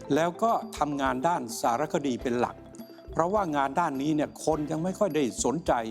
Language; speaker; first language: Thai; native; Thai